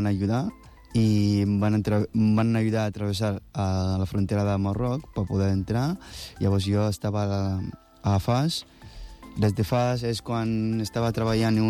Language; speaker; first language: Catalan; non-native, fluent; Akan